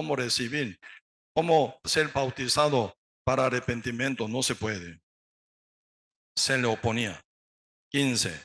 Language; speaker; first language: Spanish; non-native, learner; Korean